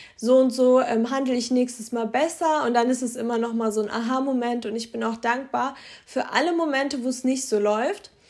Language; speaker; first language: German; early bilingual, other home language; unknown